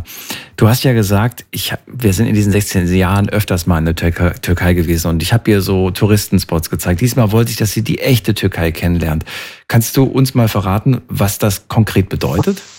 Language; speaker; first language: German; native; German